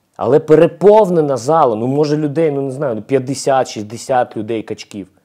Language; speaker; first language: Ukrainian; non-native, local second language; Russian